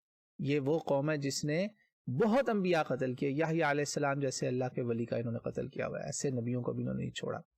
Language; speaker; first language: Urdu; native; Urdu